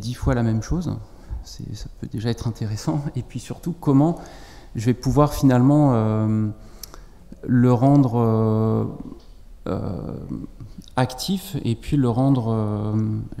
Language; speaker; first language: French; native; French